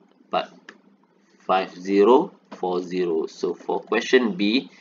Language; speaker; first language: English; non-native, local second language; Malay